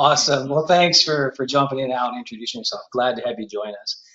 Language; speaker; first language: English; native; English